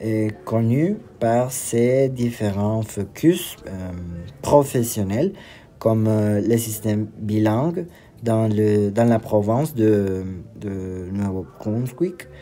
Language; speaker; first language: French; non-native, learner; Spanish